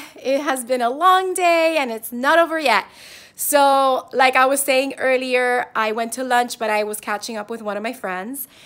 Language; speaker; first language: English; non-native, fluent; Spanish